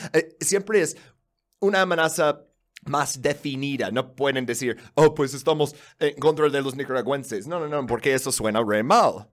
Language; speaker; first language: Spanish; non-native, fluent; English